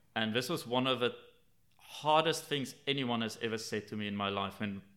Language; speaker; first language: English; native; English